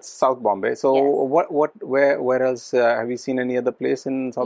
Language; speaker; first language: English; non-native, local second language; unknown